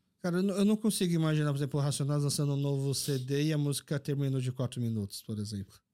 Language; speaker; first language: Portuguese; early bilingual, other home language; Korean